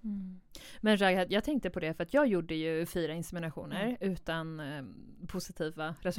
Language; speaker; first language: Swedish; native; Swedish